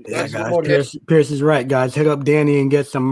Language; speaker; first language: English; native; English